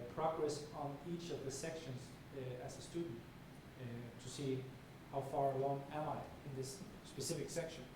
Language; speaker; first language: English; non-native, fluent; Danish